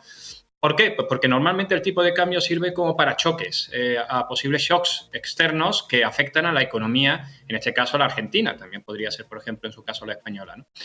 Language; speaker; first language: Spanish; native; Spanish